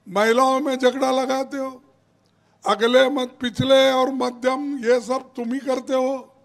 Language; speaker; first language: Hindi; non-native, local second language; Kannada